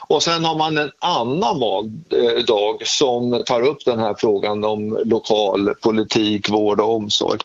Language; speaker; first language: Swedish; native; Swedish